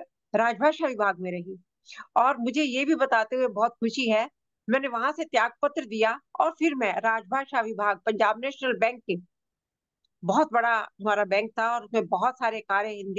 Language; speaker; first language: Hindi; native; Hindi